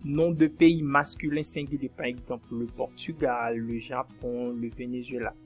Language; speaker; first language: French; non-native, fluent; Portuguese